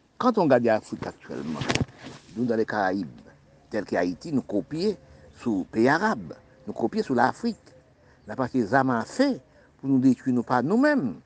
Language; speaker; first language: French; non-native, local second language; Haitian Creole